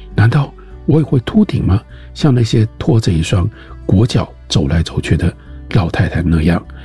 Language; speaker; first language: Chinese; native; Chinese